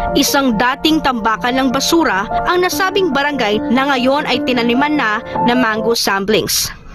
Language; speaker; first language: Filipino; native; Filipino